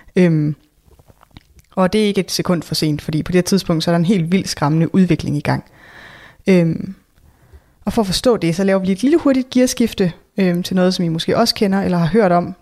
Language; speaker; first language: Danish; native; Danish